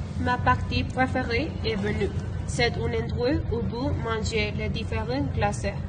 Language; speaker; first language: French; non-native, learner; Spanish